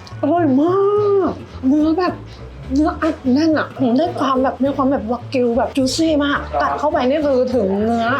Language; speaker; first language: Thai; native; Thai